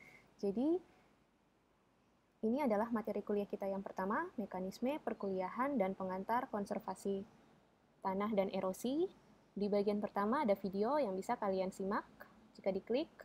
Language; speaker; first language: Indonesian; native; Indonesian